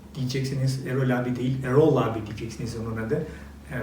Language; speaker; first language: Turkish; non-native, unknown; Albanian